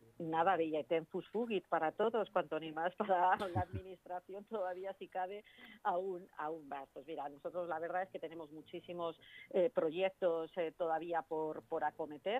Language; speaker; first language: Spanish; native; Spanish